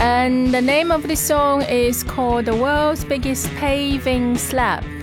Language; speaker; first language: English; non-native, fluent; Chinese